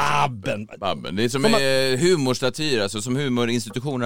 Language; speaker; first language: Swedish; native; Swedish